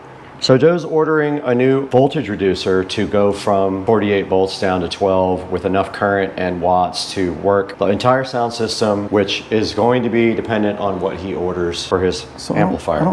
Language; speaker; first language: English; native; English